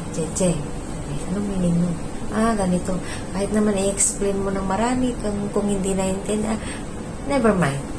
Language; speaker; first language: Filipino; non-native, local second language; Iloko